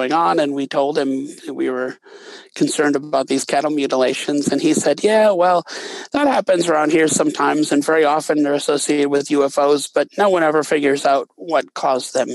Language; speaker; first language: English; native; English